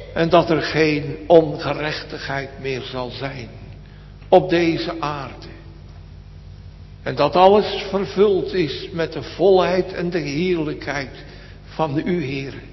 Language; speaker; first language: Dutch; native; Dutch